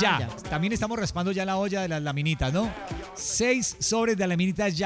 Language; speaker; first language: Spanish; native; Spanish